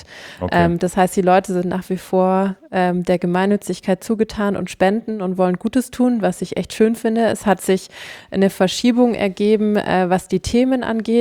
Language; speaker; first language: German; native; German